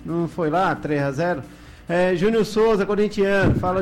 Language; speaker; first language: Portuguese; native; Portuguese